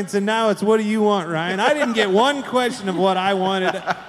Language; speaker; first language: English; native; English